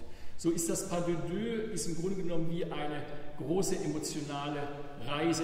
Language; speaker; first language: German; native; German